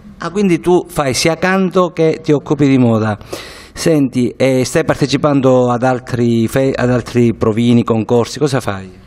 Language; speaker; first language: Italian; native; Italian